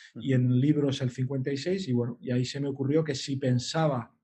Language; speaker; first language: Spanish; native; Spanish